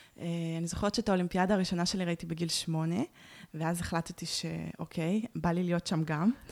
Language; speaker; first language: Hebrew; native; Hebrew